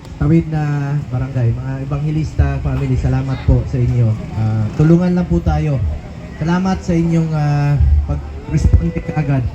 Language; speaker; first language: Filipino; non-native, local second language; Cebuano